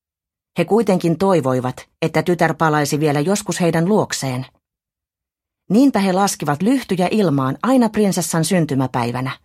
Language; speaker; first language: Finnish; native; Finnish